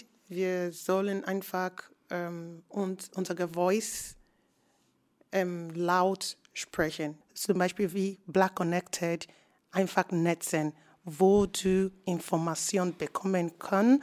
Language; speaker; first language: German; non-native, fluent; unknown